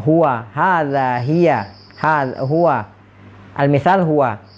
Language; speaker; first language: Arabic; non-native, fluent; Indonesian